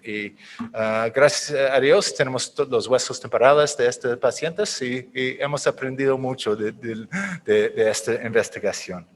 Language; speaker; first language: Spanish; non-native, fluent; English